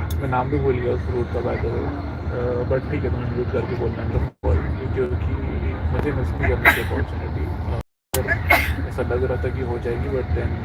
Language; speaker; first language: Hindi; native; Hindi